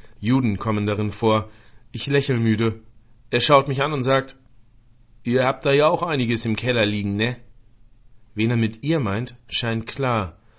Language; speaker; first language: German; native; German